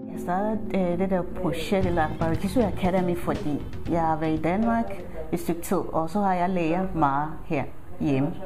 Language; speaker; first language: Danish; non-native, fluent; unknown